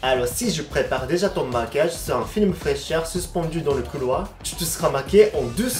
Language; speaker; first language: French; non-native, fluent; Japanese